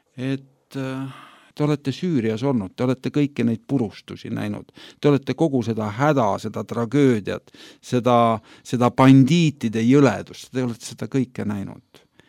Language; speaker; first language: Estonian; native; Estonian